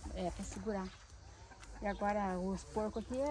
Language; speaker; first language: Portuguese; native; Portuguese